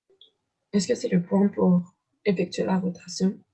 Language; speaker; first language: French; native; French